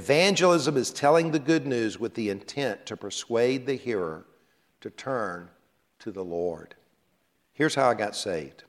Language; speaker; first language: English; native; English